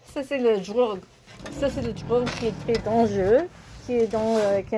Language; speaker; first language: French; non-native, learner; English